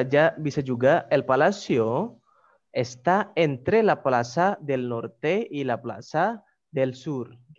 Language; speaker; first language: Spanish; non-native, fluent; Indonesian